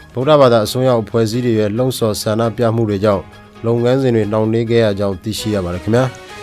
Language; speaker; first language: Burmese; non-native, local second language; Rohingya